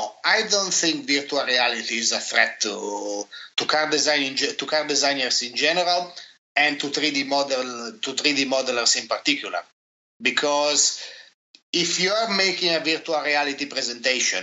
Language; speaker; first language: English; non-native, fluent; Italian